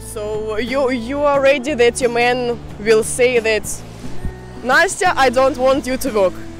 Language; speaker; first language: English; non-native, fluent; Russian